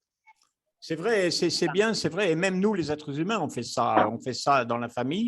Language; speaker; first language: French; native; French